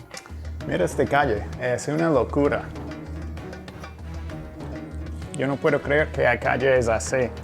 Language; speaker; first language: Spanish; non-native, fluent; English